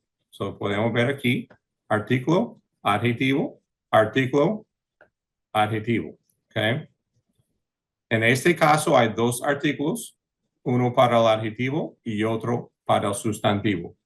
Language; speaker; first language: Spanish; early bilingual, heritage; English